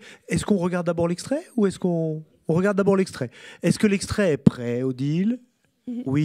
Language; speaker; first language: French; native; French